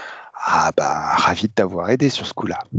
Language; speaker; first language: French; native; French